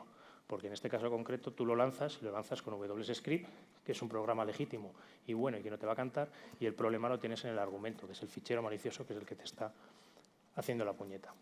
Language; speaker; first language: Spanish; native; Spanish